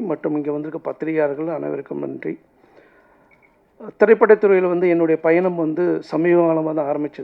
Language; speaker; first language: Tamil; native; Tamil